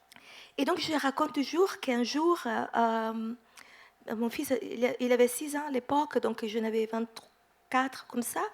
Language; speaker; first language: French; non-native, fluent; Italian